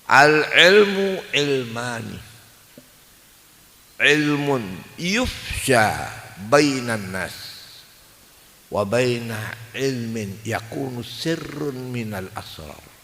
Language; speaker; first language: Arabic; non-native, fluent; Javanese